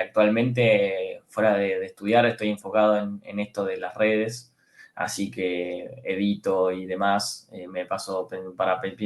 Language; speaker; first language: Spanish; native; Spanish